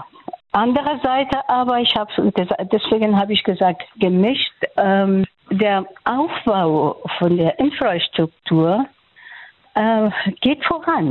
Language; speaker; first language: German; non-native, fluent; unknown